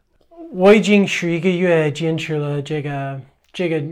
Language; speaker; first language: Chinese; non-native, fluent; English